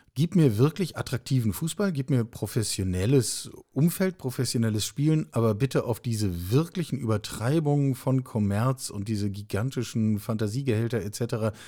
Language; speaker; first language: German; native; German